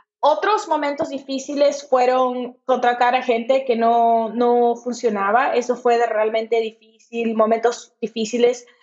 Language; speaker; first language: Spanish; native; Spanish